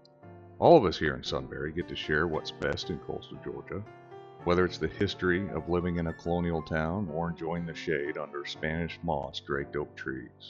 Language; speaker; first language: English; native; English